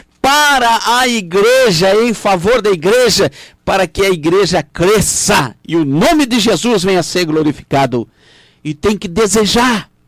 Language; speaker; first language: Portuguese; native; Portuguese